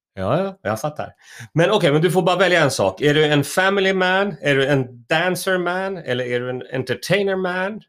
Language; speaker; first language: Swedish; native; Swedish